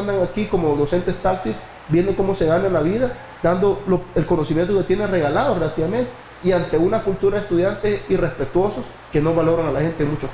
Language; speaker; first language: Spanish; native; Spanish